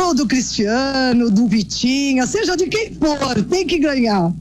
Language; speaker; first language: Portuguese; native; Portuguese